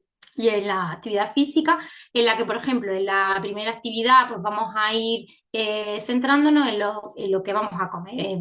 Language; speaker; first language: Spanish; native; Spanish